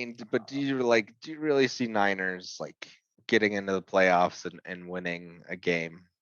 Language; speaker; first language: English; native; English